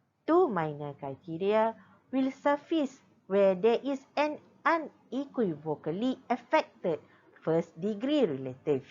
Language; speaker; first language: English; non-native, local second language; Malay